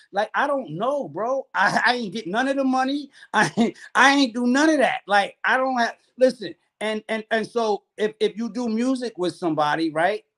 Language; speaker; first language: English; native; English